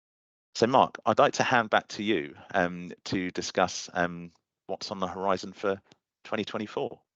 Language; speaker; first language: English; native; English